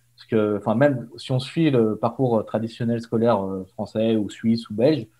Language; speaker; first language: French; native; French